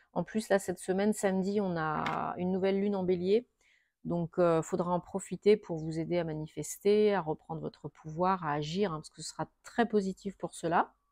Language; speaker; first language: French; native; French